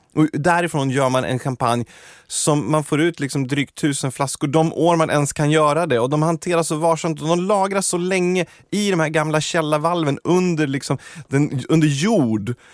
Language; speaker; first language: Swedish; native; Swedish